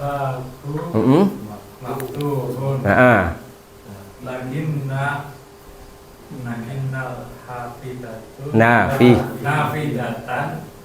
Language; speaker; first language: Arabic; non-native, learner; Indonesian